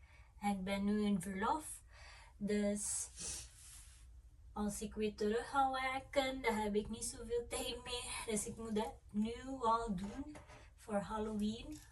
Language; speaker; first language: Dutch; non-native, fluent; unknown